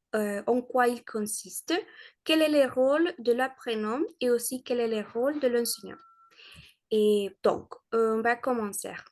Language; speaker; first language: French; non-native, learner; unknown